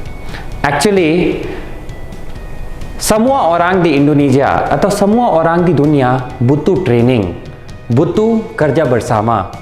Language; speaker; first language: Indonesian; non-native, learner; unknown